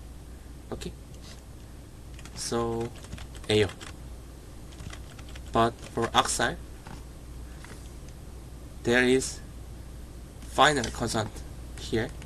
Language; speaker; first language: English; non-native, learner; Korean